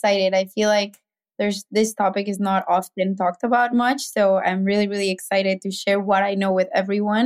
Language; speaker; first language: English; non-native, fluent; Spanish